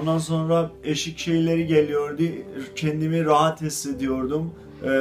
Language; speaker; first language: Turkish; non-native, learner; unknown